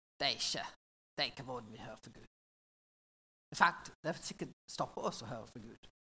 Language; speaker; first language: Norwegian; non-native, learner; English